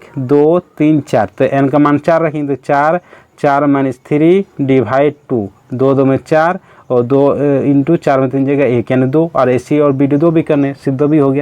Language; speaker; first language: Hindi; native; Hindi